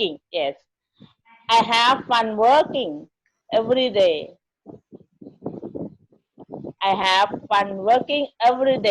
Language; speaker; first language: English; non-native, learner; Thai